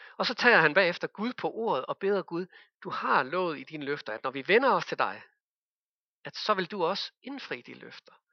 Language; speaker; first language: Danish; native; Danish